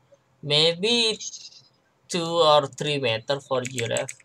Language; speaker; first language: English; non-native, learner; Indonesian